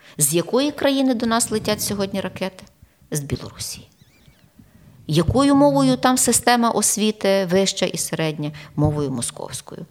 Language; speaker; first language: Ukrainian; native; Ukrainian